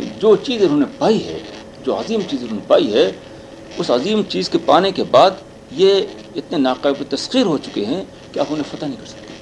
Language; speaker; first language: Urdu; native; Urdu